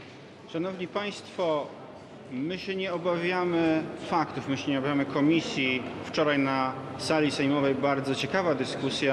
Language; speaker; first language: Polish; native; Polish